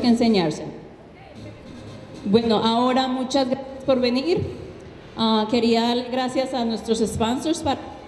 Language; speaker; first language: Spanish; native; Spanish